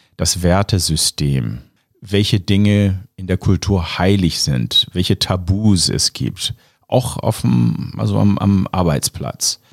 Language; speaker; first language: German; non-native, fluent; English